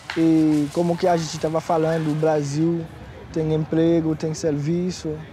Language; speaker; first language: Portuguese; non-native, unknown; Haitian Creole